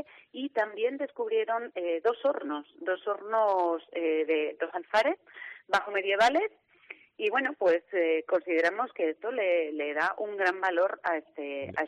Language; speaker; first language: Spanish; native; Spanish